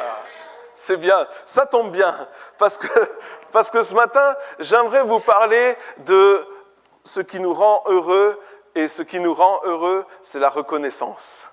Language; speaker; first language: French; native; French